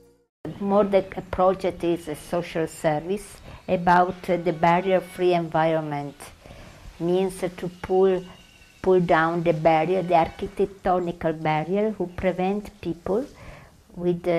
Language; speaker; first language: English; non-native, learner; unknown